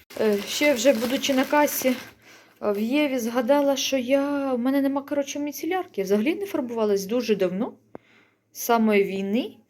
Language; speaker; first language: Ukrainian; non-native, local second language; Russian